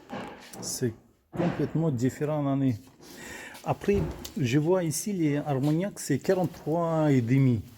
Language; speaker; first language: French; non-native, learner; Russian